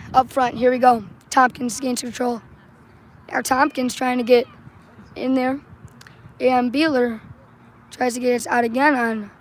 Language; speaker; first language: English; native; English